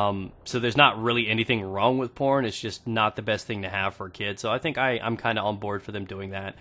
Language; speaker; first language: English; native; English